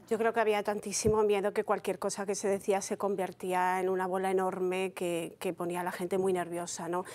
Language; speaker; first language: Spanish; native; Spanish